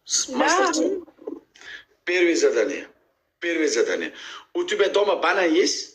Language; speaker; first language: Russian; non-native, learner; Uzbek